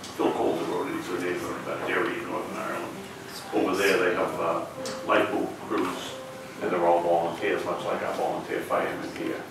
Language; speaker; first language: English; native; English